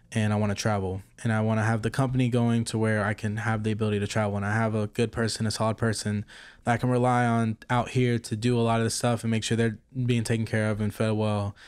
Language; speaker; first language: English; native; English